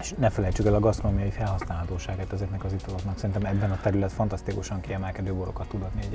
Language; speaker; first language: Hungarian; native; Hungarian